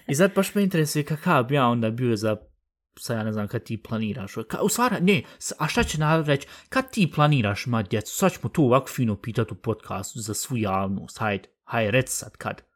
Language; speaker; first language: Bosnian; early bilingual, heritage; Bosnian